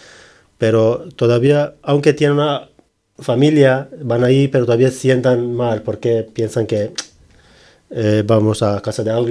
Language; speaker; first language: Spanish; non-native, learner; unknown